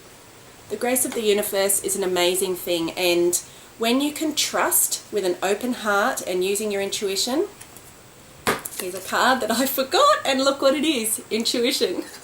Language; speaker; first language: English; native; English